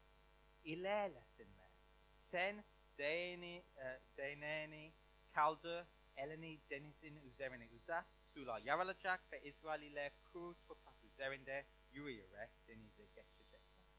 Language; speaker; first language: Turkish; non-native, learner; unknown